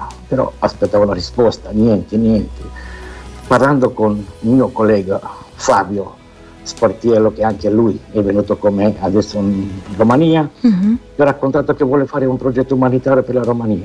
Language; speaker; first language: Italian; non-native, fluent; Romanian